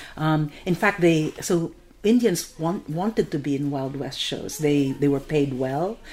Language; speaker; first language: English; non-native, local second language; Filipino